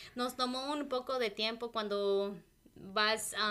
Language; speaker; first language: Spanish; non-native, local second language; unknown